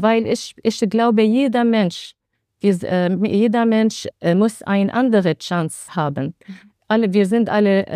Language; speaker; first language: German; non-native, learner; Arabic